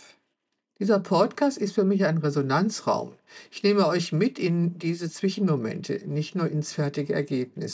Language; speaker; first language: German; native; German